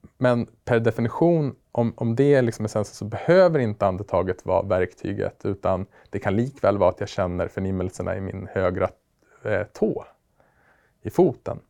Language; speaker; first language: Swedish; native; Swedish